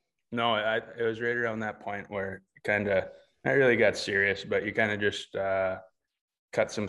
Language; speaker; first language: English; native; English